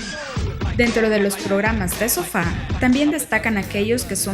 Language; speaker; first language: Spanish; native; Spanish